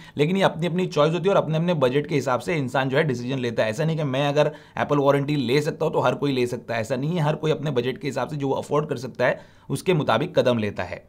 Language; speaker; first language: Hindi; native; Hindi